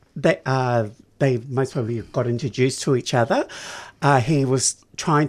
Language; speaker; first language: English; native; English